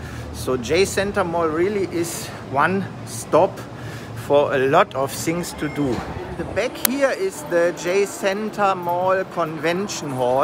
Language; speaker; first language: English; non-native, fluent; German